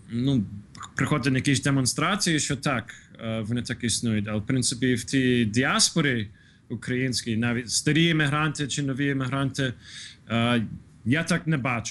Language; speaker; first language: Ukrainian; early bilingual, heritage; Ukrainian